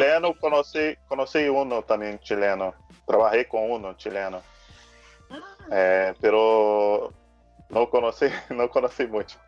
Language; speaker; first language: Spanish; non-native, learner; Portuguese